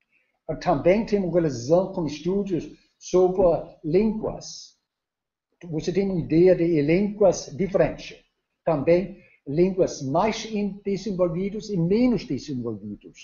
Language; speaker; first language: Portuguese; non-native, learner; Danish